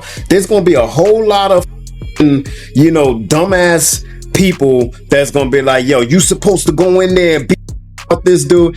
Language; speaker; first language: English; native; English